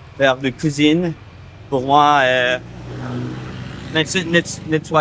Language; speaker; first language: French; non-native, learner; English